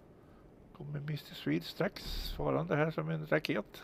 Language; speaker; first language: Swedish; native; Swedish